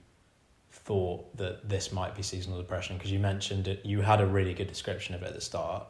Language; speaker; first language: English; native; English